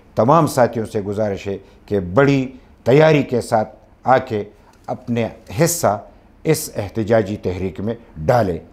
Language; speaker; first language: Urdu; non-native, local second language; Pashto